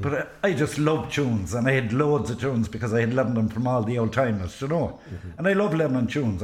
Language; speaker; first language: English; native; English